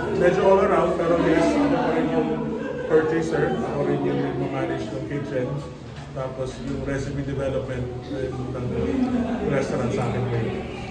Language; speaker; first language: Filipino; early bilingual, heritage; Filipino